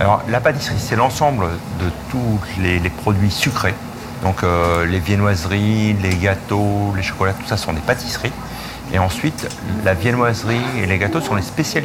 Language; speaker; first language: French; native; French